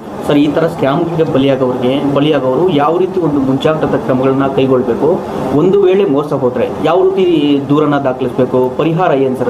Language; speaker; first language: Kannada; native; Kannada